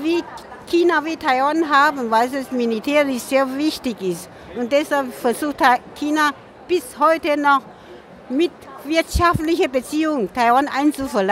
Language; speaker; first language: German; non-native, fluent; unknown